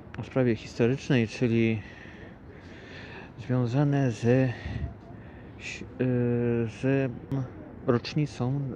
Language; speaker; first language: Polish; native; Polish